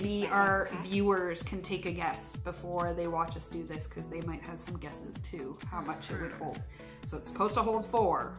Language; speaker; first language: English; native; English